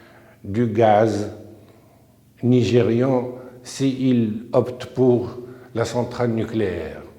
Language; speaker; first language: French; non-native, local second language; Arabic